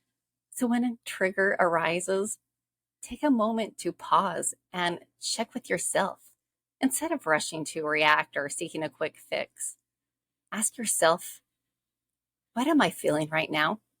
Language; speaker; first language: English; native; English